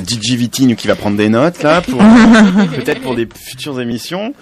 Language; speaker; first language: French; native; French